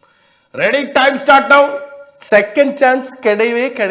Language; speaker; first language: Tamil; non-native, learner; Malayalam